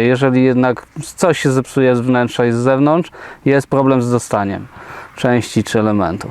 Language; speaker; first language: Polish; native; Polish